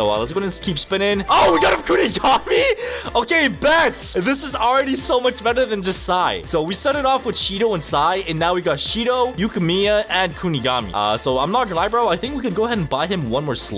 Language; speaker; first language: English; native; English